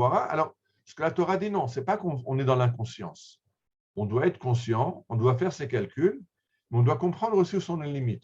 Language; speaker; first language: French; native; French